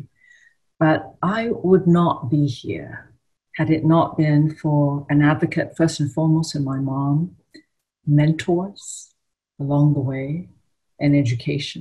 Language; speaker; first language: English; native; English